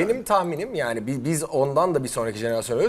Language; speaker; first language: Turkish; native; Turkish